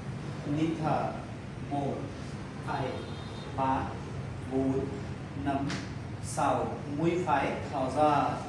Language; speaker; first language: Vietnamese; non-native, learner; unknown